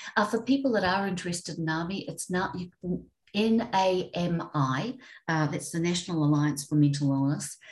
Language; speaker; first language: English; native; English